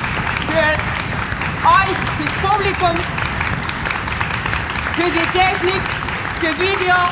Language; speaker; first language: German; non-native, fluent; Spanish